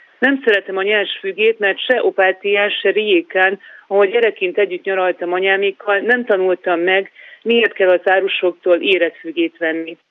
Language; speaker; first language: Hungarian; native; Hungarian